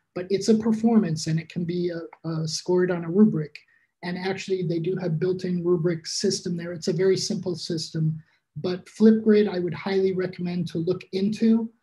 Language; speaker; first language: English; native; English